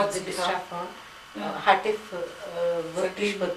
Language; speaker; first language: German; non-native, fluent; Gujarati